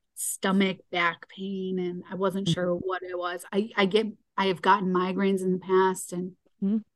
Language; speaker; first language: English; native; English